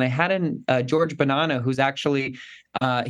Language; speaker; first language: English; native; English